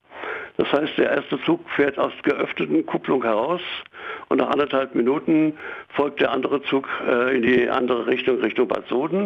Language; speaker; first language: German; native; German